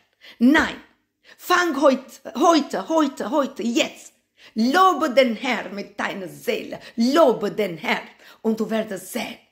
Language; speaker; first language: German; non-native, fluent; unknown